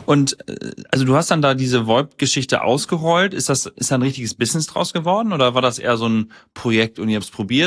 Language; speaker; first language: German; native; German